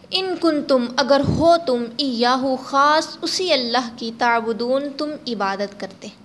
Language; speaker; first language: Urdu; native; Urdu